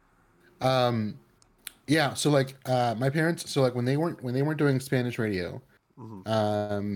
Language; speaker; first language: English; early bilingual, other home language; Spanish